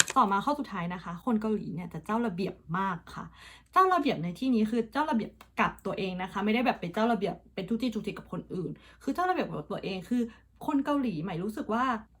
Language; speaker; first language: Thai; early bilingual, heritage; Thai